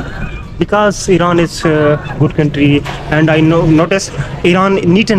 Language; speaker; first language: English; non-native, learner; Urdu